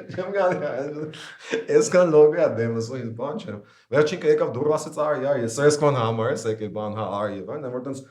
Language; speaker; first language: Armenian; early bilingual, heritage; Armenian